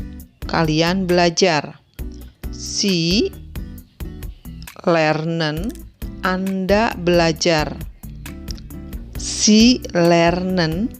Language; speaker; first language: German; non-native, fluent; Indonesian